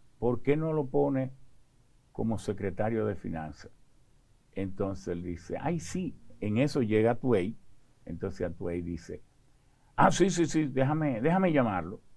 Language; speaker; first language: Spanish; early bilingual, other home language; French